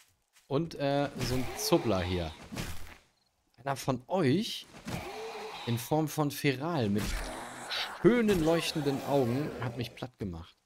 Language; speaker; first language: German; native; German